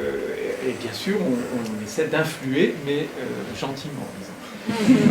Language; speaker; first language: French; native; French